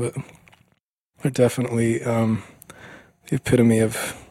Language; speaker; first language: English; native; English